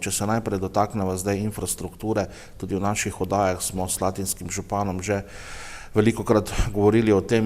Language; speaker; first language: Slovenian; native; Slovenian